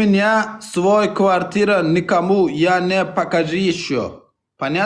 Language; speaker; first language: Russian; non-native, learner; Turkmen